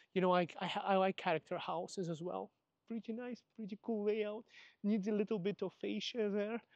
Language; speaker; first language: English; non-native, fluent; Russian